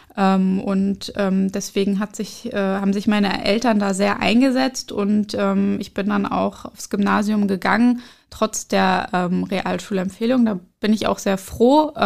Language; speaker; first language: German; early bilingual, other home language; Arabic